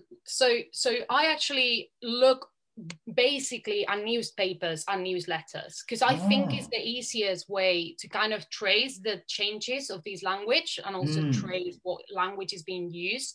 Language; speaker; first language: English; non-native, fluent; Catalan